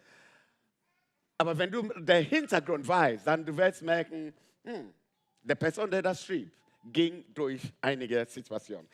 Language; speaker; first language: German; non-native, fluent; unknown